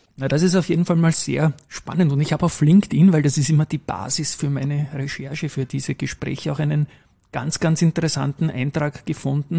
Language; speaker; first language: German; native; German